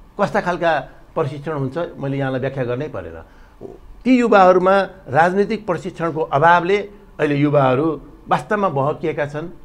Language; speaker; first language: Nepali; native; Nepali